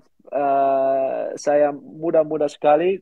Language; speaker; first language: Indonesian; non-native, learner; Dutch